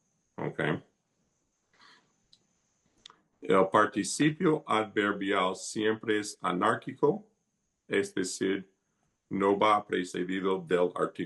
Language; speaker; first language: Spanish; non-native, fluent; English